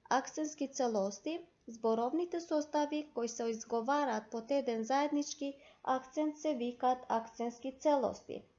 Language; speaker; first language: Macedonian; non-native, local second language; Albanian